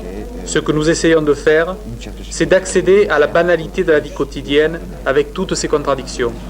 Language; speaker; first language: French; native; French